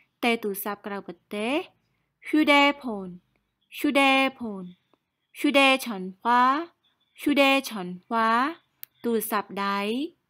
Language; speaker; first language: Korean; non-native, fluent; Khmer